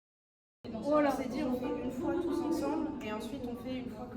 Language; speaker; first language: French; native; French